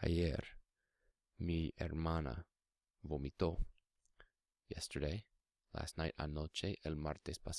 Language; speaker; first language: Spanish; non-native, fluent; English